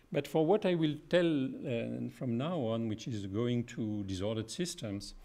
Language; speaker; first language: English; non-native, fluent; French